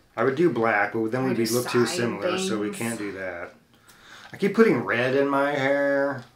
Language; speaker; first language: English; native; English